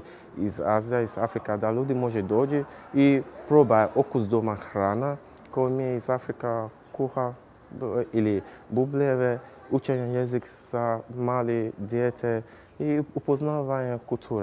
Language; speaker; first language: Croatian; non-native, learner; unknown